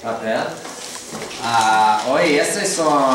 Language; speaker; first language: Spanish; non-native, learner; English